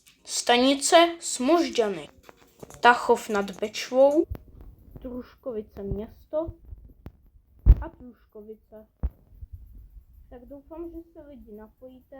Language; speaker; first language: Czech; native; Czech